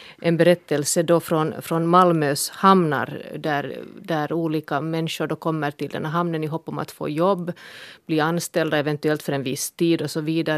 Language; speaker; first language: Swedish; native; Swedish